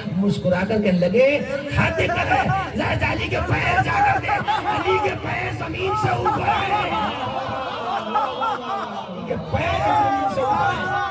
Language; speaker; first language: Urdu; native; Urdu